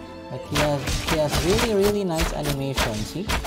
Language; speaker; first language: English; non-native, local second language; Filipino